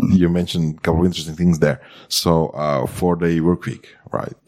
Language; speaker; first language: English; non-native, fluent; Croatian